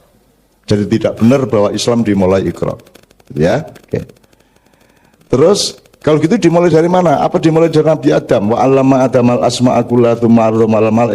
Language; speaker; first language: Indonesian; native; Indonesian